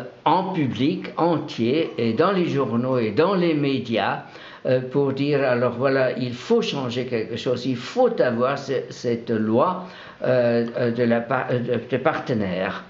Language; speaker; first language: French; non-native, local second language; German